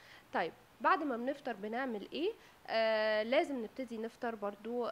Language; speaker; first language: Arabic; native; Arabic